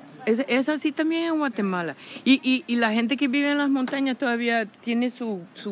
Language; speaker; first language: Spanish; non-native, fluent; English